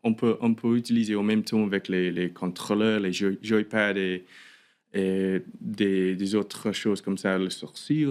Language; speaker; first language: French; non-native, learner; English